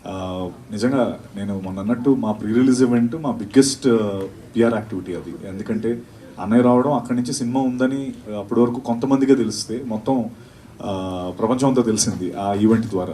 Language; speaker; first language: Telugu; native; Telugu